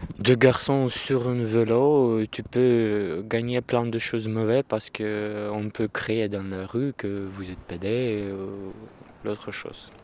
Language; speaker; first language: French; non-native, learner; Ukrainian